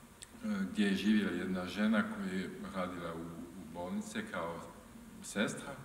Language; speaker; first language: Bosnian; non-native, learner; French